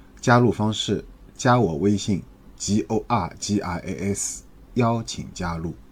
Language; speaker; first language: Chinese; native; Chinese